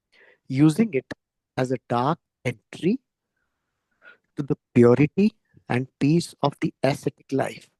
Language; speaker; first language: English; non-native, local second language; Hindi